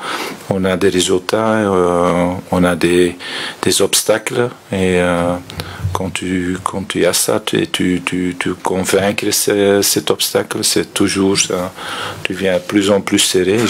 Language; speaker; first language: French; non-native, fluent; Dutch